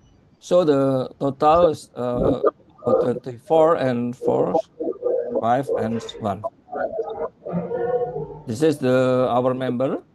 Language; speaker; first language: English; non-native, learner; Indonesian